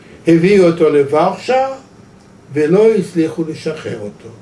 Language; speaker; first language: Hebrew; non-native, fluent; Yiddish